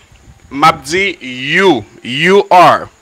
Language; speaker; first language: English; non-native, fluent; Haitian Creole